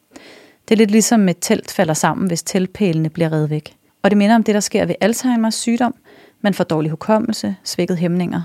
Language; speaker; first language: Danish; native; Danish